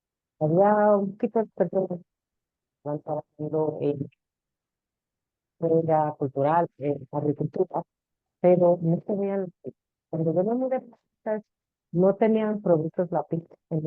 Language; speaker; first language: Spanish; early bilingual, heritage; Spanish